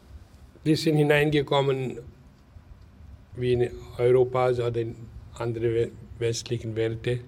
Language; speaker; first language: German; non-native, learner; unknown